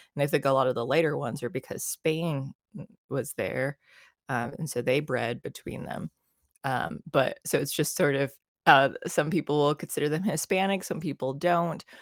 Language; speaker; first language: English; early bilingual, other home language; Filipino